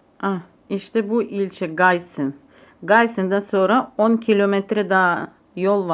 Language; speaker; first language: Turkish; non-native, learner; Ukrainian